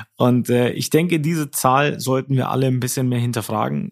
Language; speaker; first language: German; native; German